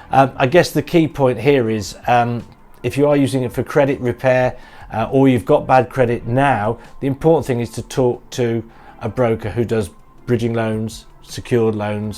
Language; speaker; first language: English; native; English